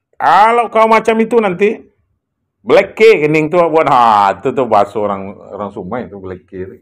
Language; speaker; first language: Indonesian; non-native, local second language; Minangkabau